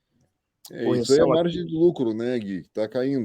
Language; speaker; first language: Portuguese; native; Portuguese